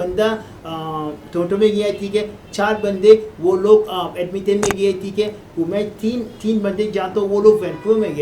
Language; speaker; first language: Hindi; non-native, learner; Arabic